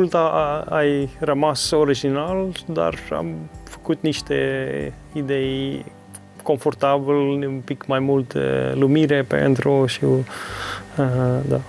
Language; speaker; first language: Romanian; non-native, learner; Dutch